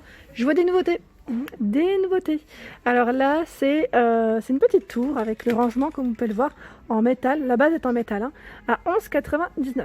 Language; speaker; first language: French; native; French